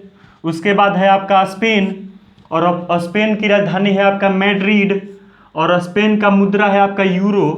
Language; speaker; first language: Hindi; native; Hindi